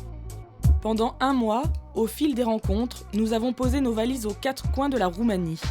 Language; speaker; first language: French; native; French